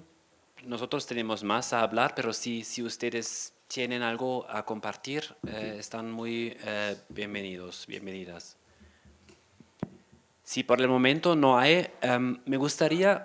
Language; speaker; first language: Spanish; non-native, fluent; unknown